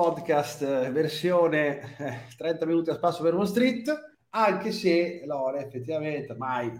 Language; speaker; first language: Italian; native; Italian